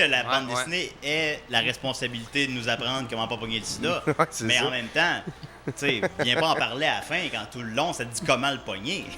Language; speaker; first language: French; native; French